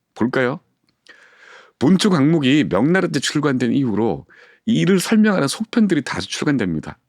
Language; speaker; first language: Korean; native; Korean